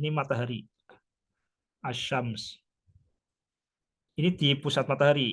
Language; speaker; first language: Indonesian; native; Indonesian